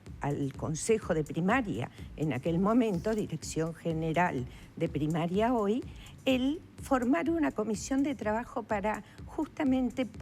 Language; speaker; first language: Spanish; native; Spanish